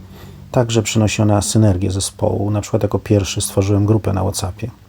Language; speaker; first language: Polish; native; Polish